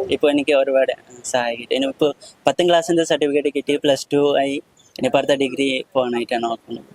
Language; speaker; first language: Malayalam; non-native, local second language; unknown